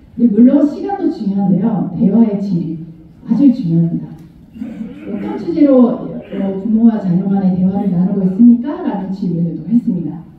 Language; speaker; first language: Korean; non-native, fluent; Japanese